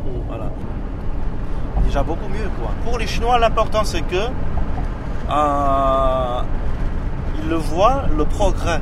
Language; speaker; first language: French; non-native, fluent; Chinese